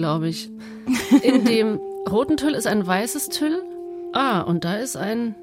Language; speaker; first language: German; native; German